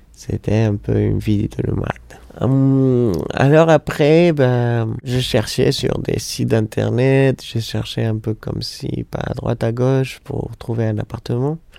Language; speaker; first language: French; non-native, fluent; Spanish